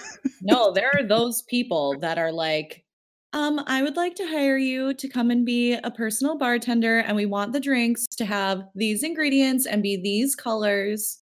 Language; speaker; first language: English; early bilingual, other home language; Filipino